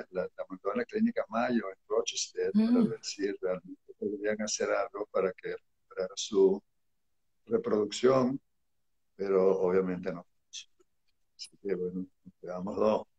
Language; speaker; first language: Spanish; early bilingual, other home language; Hebrew